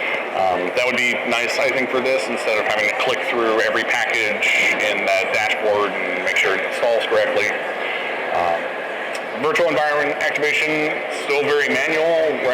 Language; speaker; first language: English; native; English